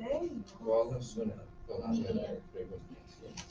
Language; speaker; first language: Spanish; non-native, fluent; English